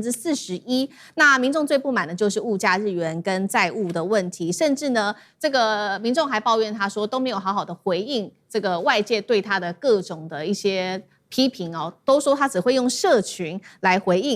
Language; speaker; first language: Chinese; native; Chinese